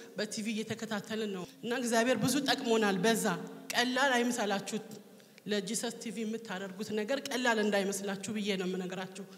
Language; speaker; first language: Amharic; native; Amharic